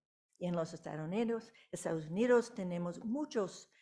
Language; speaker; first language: Spanish; non-native, fluent; English